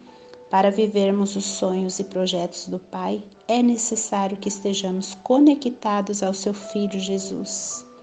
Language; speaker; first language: Portuguese; native; Portuguese